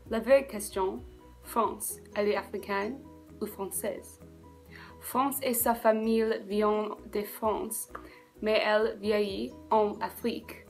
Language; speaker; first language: French; non-native, learner; English